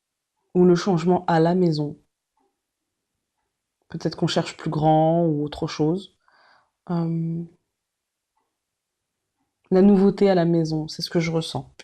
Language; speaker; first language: French; native; French